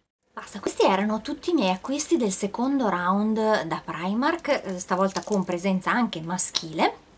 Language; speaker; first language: Italian; native; Italian